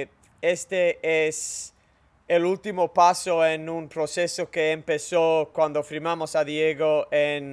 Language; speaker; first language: Spanish; non-native, fluent; English